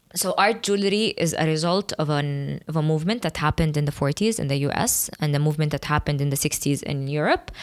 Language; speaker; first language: English; non-native, fluent; Arabic